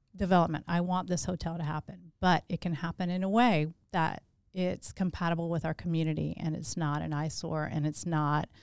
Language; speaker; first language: English; native; English